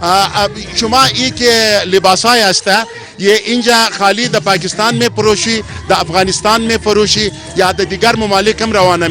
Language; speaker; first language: Persian; non-native, learner; Pashto